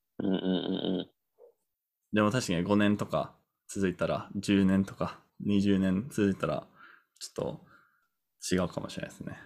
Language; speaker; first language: Japanese; non-native, fluent; English